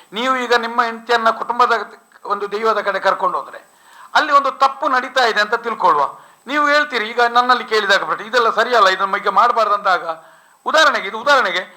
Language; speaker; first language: Kannada; non-native, local second language; Tulu